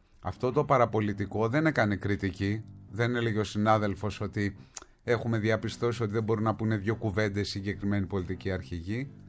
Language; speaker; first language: Greek; native; Greek